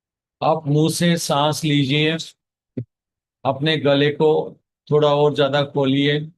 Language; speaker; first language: Hindi; native; Hindi